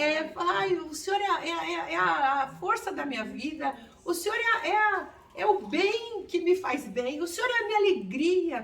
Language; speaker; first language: Portuguese; native; Portuguese